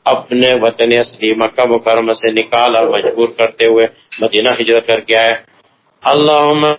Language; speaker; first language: Urdu; non-native, local second language; Pashto